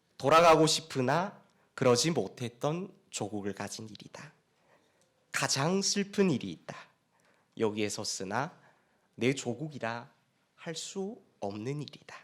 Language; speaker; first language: Korean; native; Korean